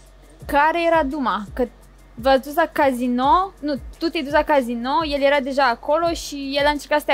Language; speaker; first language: Romanian; native; Romanian